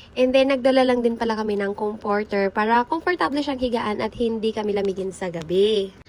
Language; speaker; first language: Filipino; native; Filipino